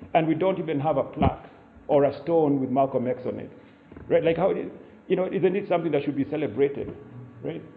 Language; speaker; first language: English; non-native, local second language; Kikuyu